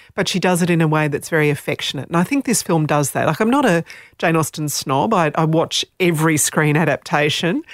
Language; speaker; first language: English; non-native, local second language; Slovenian